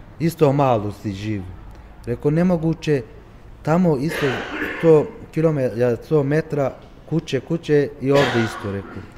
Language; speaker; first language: Croatian; early bilingual, heritage; Turkish